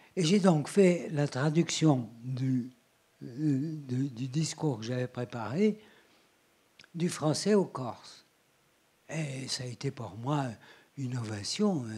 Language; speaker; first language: French; native; French